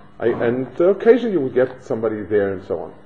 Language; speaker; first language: English; native; English